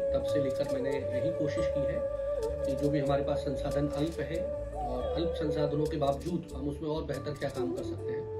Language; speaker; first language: Hindi; native; Hindi